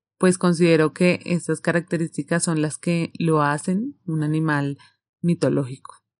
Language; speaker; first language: Spanish; native; Spanish